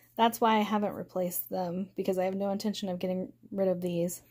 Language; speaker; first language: English; native; English